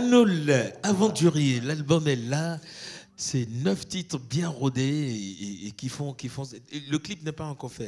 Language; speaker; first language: French; native; French